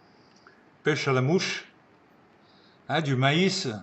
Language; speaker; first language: French; native; French